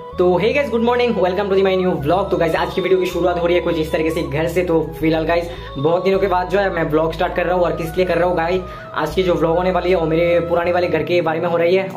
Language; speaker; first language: Hindi; non-native, local second language; Bangla